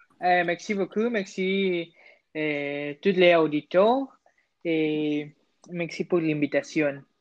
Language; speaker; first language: French; non-native, learner; Spanish